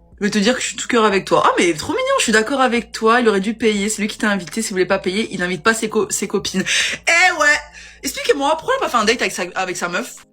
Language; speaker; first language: French; native; French